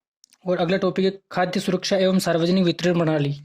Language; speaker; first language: Hindi; native; Hindi